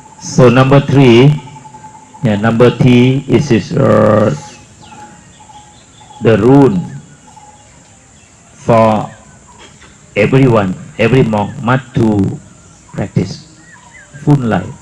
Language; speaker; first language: English; non-native, learner; Thai